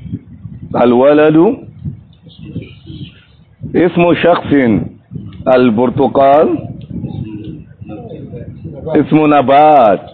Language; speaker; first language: Arabic; non-native, fluent; Hausa